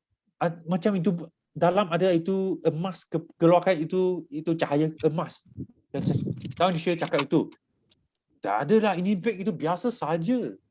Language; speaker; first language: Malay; non-native, local second language; Chinese